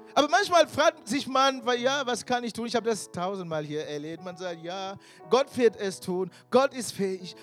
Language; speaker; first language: German; non-native, fluent; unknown